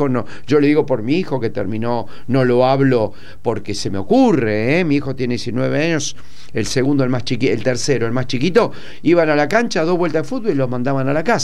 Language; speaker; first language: Spanish; native; Spanish